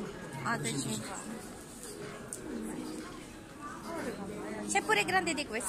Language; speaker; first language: Italian; non-native, learner; Filipino